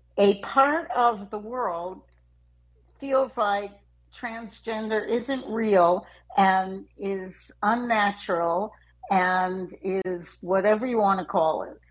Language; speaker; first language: English; native; English